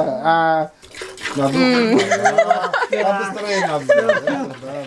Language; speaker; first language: Russian; non-native, local second language; Armenian